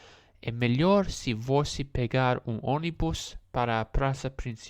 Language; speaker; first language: Portuguese; non-native, learner; English